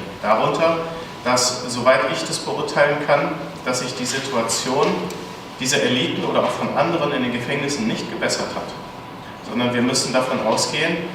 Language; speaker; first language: German; native; German